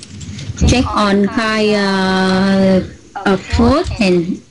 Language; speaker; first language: English; non-native, learner; Vietnamese